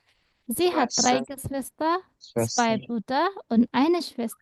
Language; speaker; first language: German; non-native, fluent; Indonesian